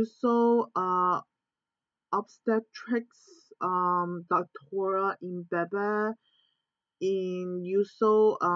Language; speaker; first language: Spanish; non-native, learner; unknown